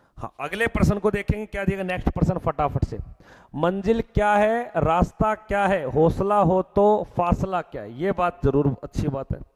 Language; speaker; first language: Hindi; native; Hindi